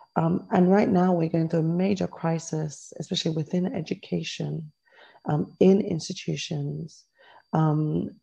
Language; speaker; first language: English; native; English